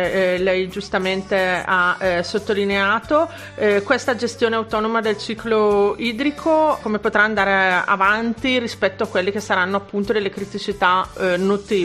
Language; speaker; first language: Italian; native; Italian